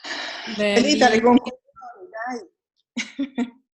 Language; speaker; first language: Italian; native; Italian